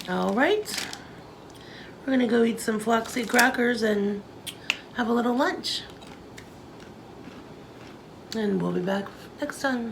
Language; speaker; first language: English; native; English